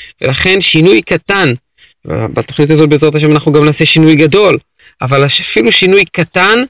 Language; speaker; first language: Hebrew; native; Hebrew